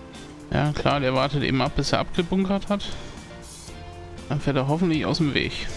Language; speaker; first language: German; native; German